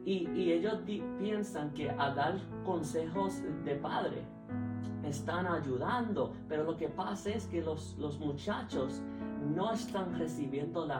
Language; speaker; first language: Spanish; early bilingual, heritage; Spanish